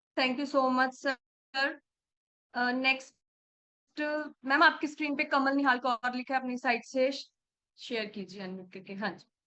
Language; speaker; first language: Hindi; non-native, local second language; Punjabi